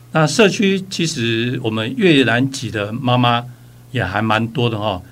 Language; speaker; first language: Chinese; native; Chinese